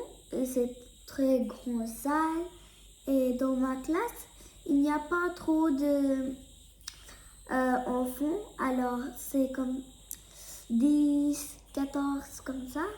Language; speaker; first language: French; non-native, learner; Malayalam